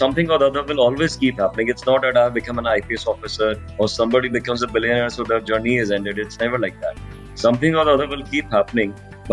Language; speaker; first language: English; non-native, local second language; Hindi